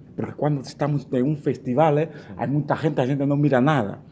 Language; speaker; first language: Spanish; non-native, fluent; Portuguese